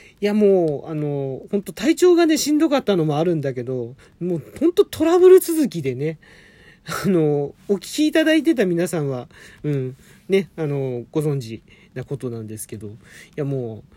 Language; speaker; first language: Japanese; native; Japanese